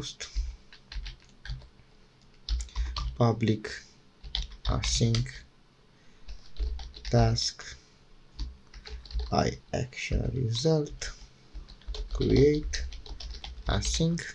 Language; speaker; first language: English; non-native, fluent; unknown